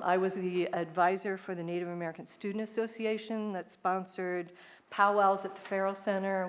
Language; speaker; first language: English; native; English